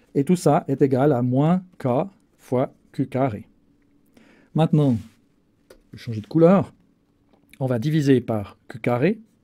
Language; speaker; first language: French; native; French